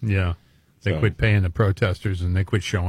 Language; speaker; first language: English; native; English